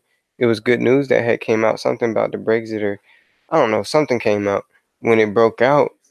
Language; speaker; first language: English; native; English